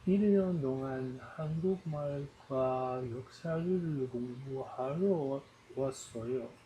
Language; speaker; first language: Korean; non-native, learner; Dutch